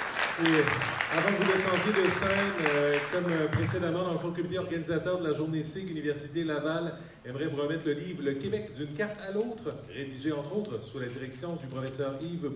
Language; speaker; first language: French; native; French